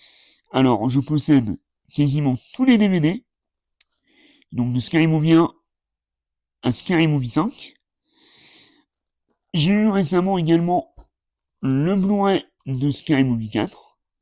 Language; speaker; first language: French; native; French